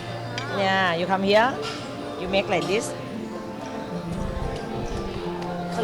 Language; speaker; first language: English; non-native, learner; Thai